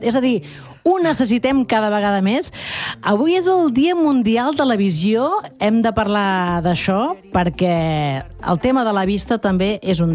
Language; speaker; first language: Catalan; native; Catalan